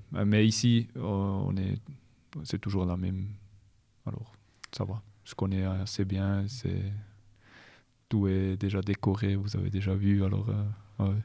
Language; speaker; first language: French; non-native, local second language; German